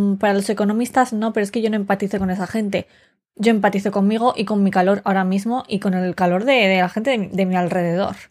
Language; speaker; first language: Spanish; early bilingual, other home language; Romanian